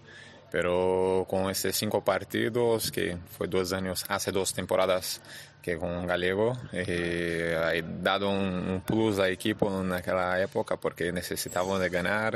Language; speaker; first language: Spanish; non-native, fluent; Portuguese